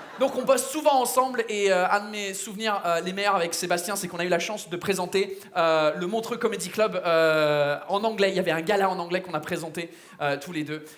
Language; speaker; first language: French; non-native, fluent; English